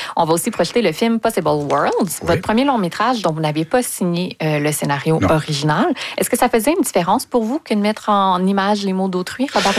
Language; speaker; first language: French; native; French